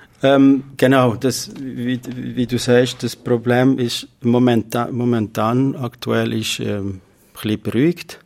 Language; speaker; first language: German; non-native, fluent; Kurdish